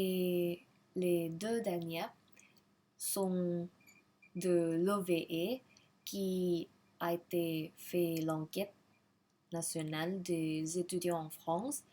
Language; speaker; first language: French; non-native, learner; Thai